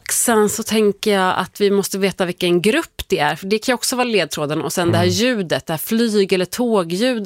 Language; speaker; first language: Swedish; native; Swedish